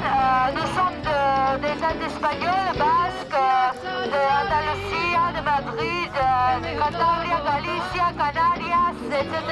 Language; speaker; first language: French; non-native, learner; Spanish